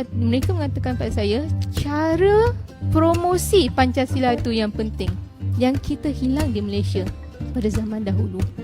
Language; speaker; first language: Malay; native; Malay